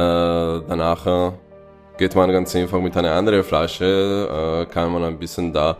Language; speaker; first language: German; non-native, fluent; Italian